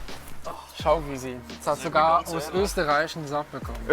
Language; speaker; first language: German; native; German